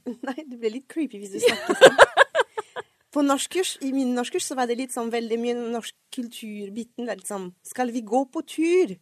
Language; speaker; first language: Norwegian; non-native, fluent; French